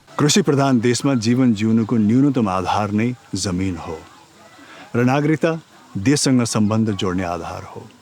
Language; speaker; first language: Nepali; native; Nepali